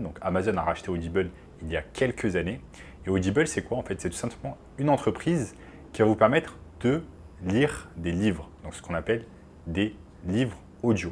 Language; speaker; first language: French; native; French